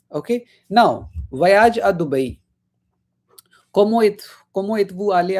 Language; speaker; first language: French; non-native, fluent; Hindi